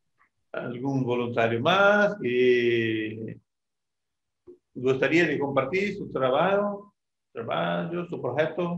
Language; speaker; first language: Portuguese; non-native, learner; Spanish